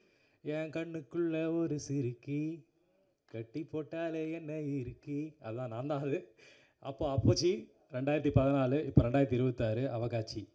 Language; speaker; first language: Tamil; native; Tamil